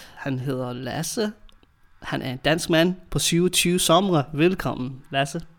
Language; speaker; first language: Danish; non-native, fluent; English